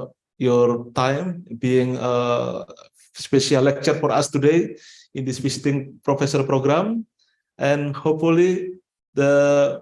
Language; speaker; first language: English; non-native, fluent; Indonesian